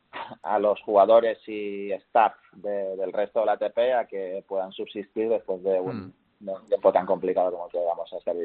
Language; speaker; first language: Spanish; native; Spanish